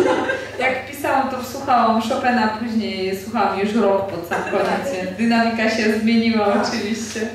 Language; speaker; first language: Polish; non-native, fluent; Georgian